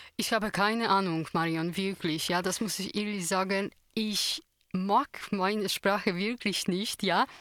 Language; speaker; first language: German; non-native, fluent; Polish